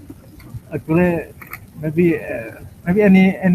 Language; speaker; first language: English; non-native, learner; Indonesian